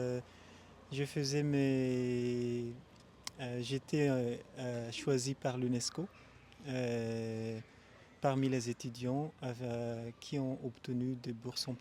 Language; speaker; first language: French; non-native, local second language; Malagasy